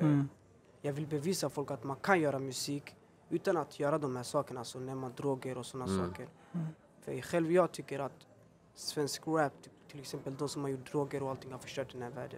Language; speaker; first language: Swedish; early bilingual, other home language; Albanian